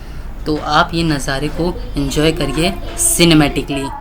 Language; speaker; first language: Hindi; native; Hindi